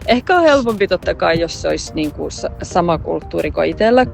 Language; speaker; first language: Finnish; native; Finnish